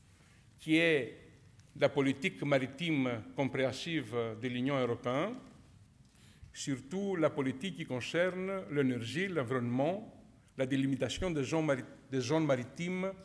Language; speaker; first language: French; non-native, fluent; Greek